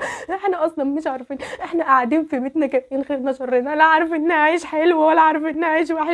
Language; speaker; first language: Arabic; native; Arabic